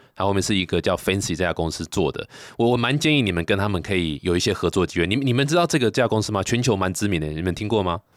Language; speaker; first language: Chinese; native; Chinese